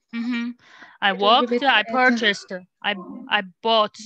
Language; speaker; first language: English; non-native, learner; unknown